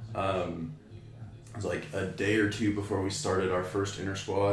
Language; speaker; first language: English; native; English